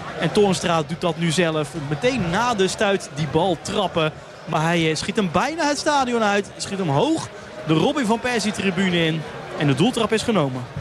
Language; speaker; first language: Dutch; native; Dutch